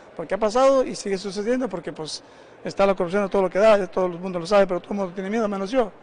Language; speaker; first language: Spanish; native; Spanish